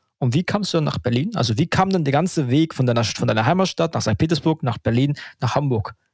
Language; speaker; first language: German; native; German